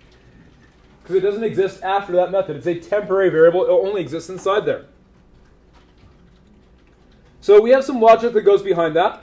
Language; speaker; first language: English; native; English